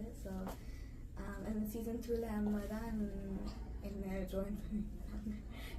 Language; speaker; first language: Tamil; early bilingual, heritage; Tamil